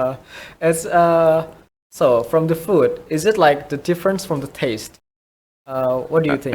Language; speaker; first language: English; non-native, fluent; Indonesian